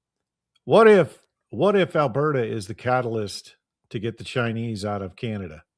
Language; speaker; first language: English; native; English